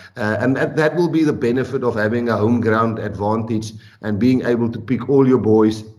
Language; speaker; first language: English; non-native, local second language; Afrikaans